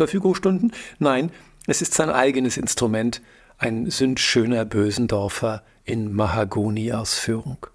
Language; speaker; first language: German; native; German